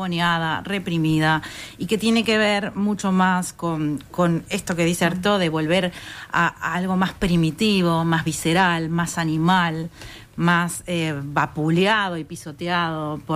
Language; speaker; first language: Spanish; native; Spanish